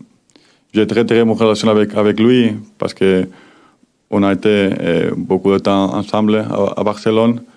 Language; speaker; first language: French; non-native, learner; Spanish